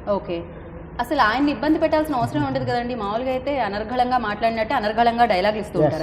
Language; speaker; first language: Telugu; native; Telugu